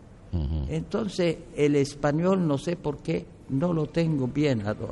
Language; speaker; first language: Spanish; non-native, learner; Arabic